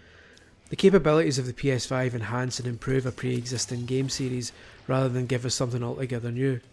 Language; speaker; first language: English; native; English